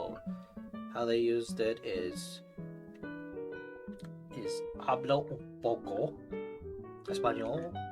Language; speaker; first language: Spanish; non-native, learner; English